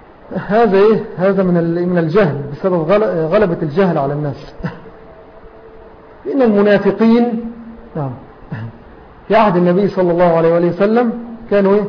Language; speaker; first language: Arabic; native; Arabic